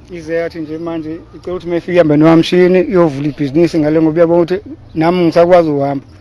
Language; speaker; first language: Zulu; native; Zulu